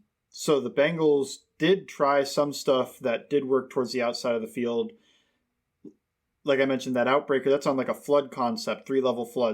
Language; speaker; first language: English; native; English